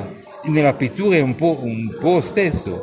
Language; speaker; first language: Italian; non-native, fluent; French